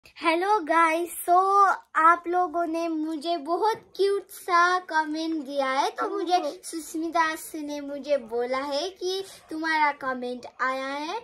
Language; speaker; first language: Hindi; non-native, local second language; Nepali